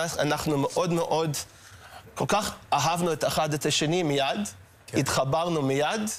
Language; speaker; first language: Hebrew; non-native, fluent; English